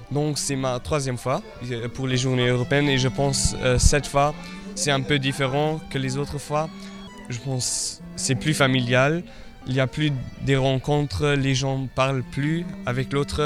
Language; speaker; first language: French; non-native, local second language; Luxembourgish